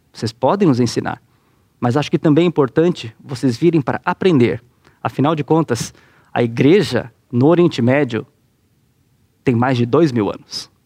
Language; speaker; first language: Portuguese; native; Portuguese